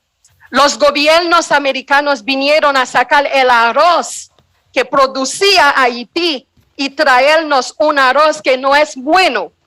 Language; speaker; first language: Spanish; non-native, fluent; Haitian Creole